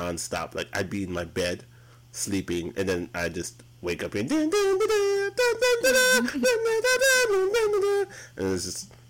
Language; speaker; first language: English; early bilingual, other home language; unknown